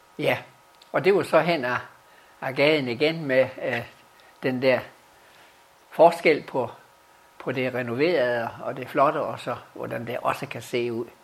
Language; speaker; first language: Danish; native; Danish